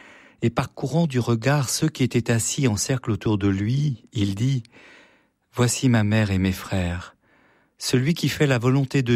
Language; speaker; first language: French; native; French